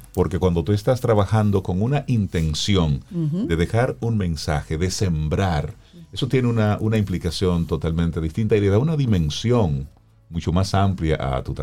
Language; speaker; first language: Spanish; native; Spanish